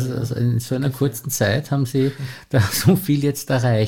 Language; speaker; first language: German; native; German